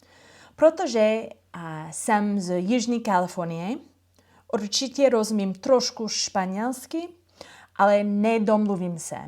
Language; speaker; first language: Czech; non-native, fluent; English